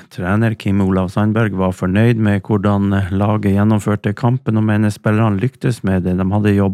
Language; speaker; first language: Norwegian; native; Norwegian